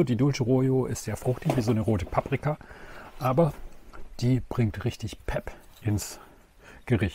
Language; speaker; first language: German; native; German